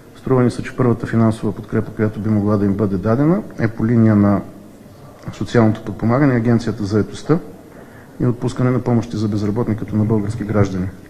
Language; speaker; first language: Bulgarian; native; Bulgarian